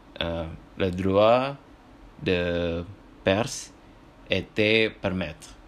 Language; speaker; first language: French; non-native, learner; Indonesian